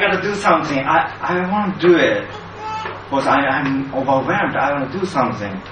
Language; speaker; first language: English; non-native, fluent; Japanese